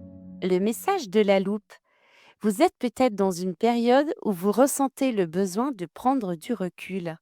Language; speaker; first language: French; native; French